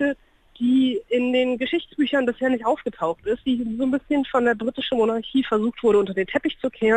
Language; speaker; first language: German; native; German